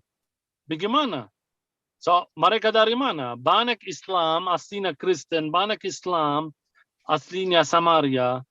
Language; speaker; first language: Indonesian; non-native, fluent; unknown